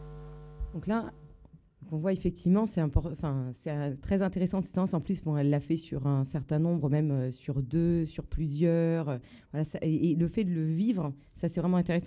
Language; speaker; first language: French; native; French